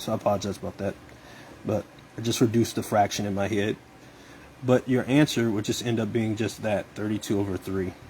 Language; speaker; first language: English; native; English